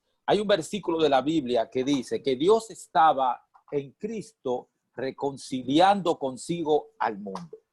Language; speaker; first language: Spanish; native; Spanish